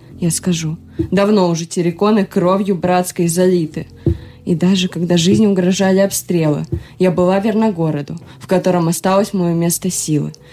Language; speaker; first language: Russian; native; Russian